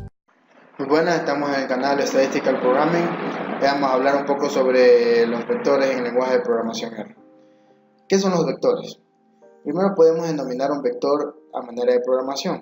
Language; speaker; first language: Spanish; native; Spanish